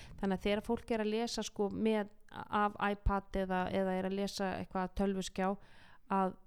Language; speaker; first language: Icelandic; native; Icelandic